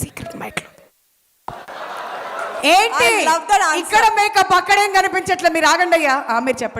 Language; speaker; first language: Telugu; native; Telugu